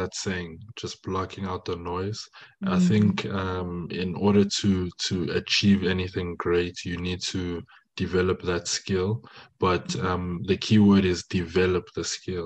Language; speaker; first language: English; non-native, local second language; French